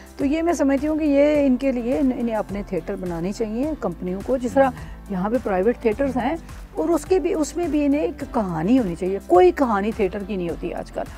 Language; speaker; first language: Urdu; non-native, local second language; Punjabi